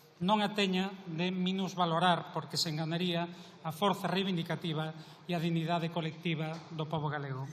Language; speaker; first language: Galician; native; Galician